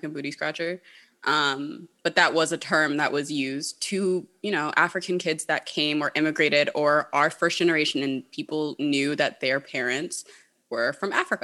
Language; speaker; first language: English; native; English